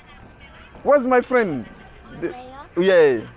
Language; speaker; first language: English; non-native, fluent; French